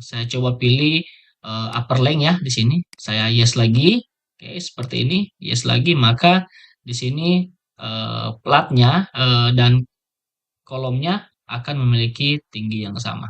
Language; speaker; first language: Indonesian; native; Indonesian